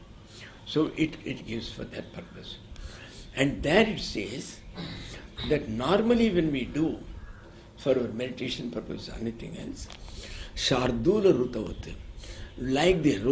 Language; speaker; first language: English; non-native, local second language; Tamil